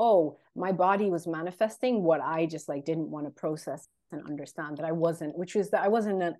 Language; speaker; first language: English; non-native, fluent; Swedish